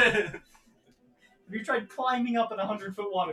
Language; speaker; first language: English; native; English